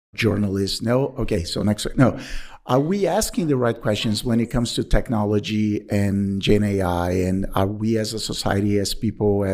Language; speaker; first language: English; non-native, fluent; Portuguese